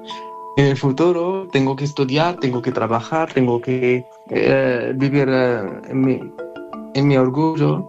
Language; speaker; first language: Spanish; non-native, learner; Arabic